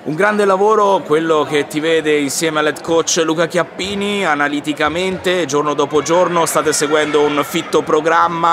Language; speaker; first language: Italian; native; Italian